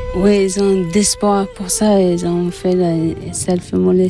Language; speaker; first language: French; non-native, learner; Tibetan